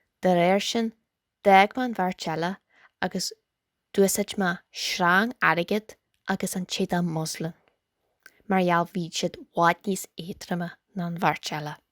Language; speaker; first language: Irish; native; Irish